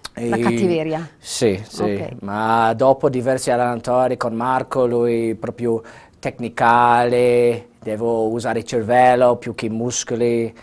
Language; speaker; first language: Italian; non-native, fluent; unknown